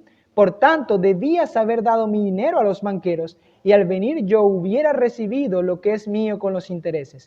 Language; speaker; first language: Spanish; native; Spanish